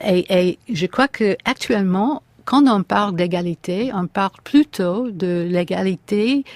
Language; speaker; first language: French; non-native, fluent; English